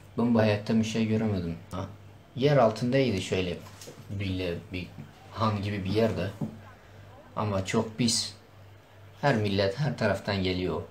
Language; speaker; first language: Turkish; non-native, local second language; Kurdish